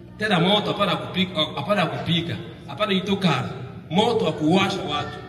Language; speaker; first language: Swahili; non-native, local second language; Bembe